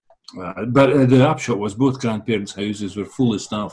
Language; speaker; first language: English; early bilingual, other home language; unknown